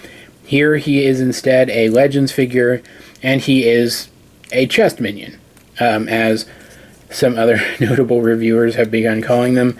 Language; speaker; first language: English; native; English